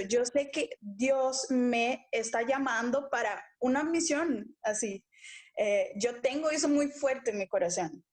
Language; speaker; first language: Spanish; non-native, local second language; Portuguese